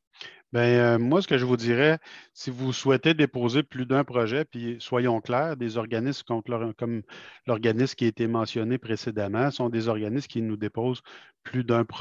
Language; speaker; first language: French; native; French